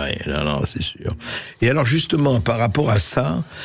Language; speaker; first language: French; native; French